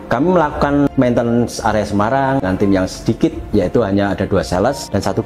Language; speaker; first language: Indonesian; native; Indonesian